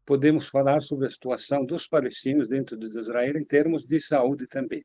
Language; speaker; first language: Portuguese; non-native, fluent; Arabic